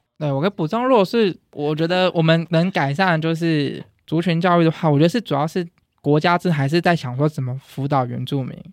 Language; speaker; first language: Chinese; native; Chinese